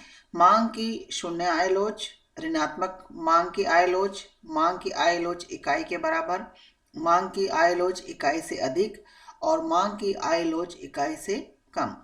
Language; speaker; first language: Hindi; native; Hindi